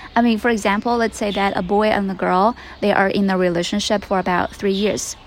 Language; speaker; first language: English; non-native, fluent; Chinese